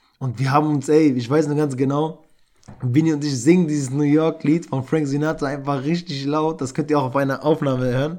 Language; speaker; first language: German; early bilingual, other home language; Albanian